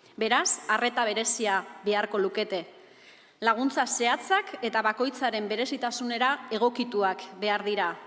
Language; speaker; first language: Basque; native; Basque